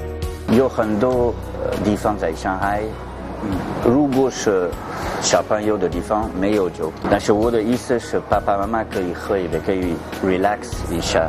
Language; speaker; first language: Chinese; non-native, learner; French